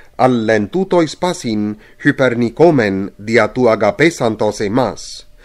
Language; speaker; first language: Greek; non-native, fluent; English